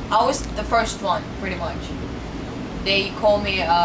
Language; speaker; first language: English; non-native, fluent; Kazakh